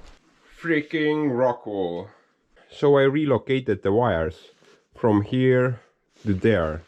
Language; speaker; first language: English; non-native, fluent; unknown